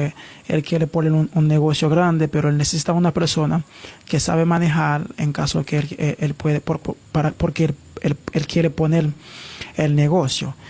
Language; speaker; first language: Spanish; non-native, learner; Haitian Creole